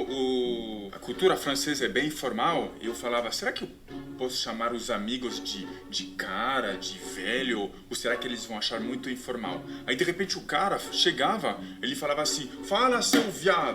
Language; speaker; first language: Portuguese; non-native, fluent; French